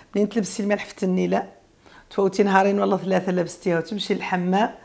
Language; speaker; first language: Arabic; native; Arabic